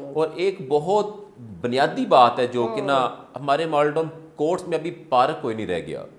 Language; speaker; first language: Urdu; non-native, local second language; Punjabi